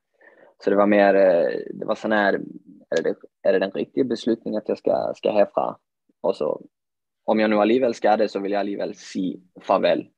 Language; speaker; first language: Swedish; native; Swedish